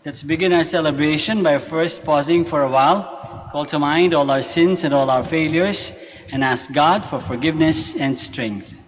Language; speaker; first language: English; non-native, local second language; Filipino